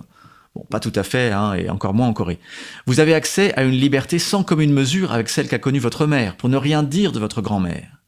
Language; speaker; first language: French; native; French